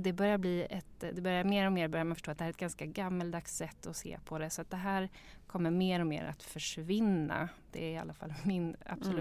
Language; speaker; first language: Swedish; native; Swedish